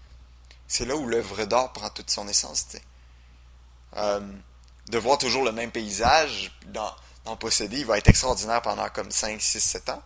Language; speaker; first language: French; native; French